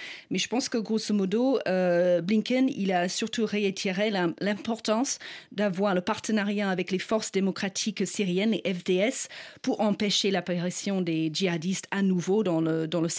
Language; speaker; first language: French; non-native, fluent; English